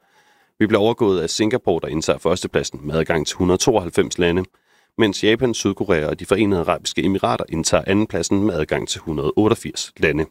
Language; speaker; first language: Danish; native; Danish